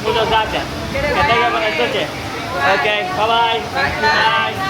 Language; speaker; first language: Spanish; non-native, learner; Pashto